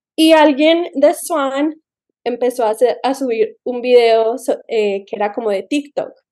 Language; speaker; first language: Spanish; early bilingual, heritage; Spanish